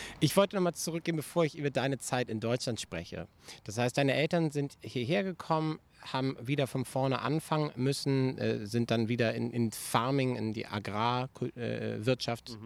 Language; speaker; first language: German; native; German